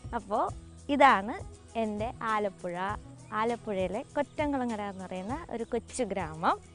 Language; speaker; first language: Malayalam; native; Malayalam